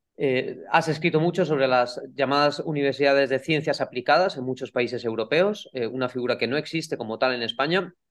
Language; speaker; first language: Spanish; native; Spanish